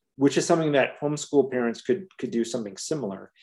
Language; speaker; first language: English; native; English